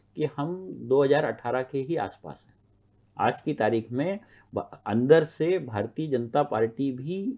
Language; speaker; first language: Hindi; native; Hindi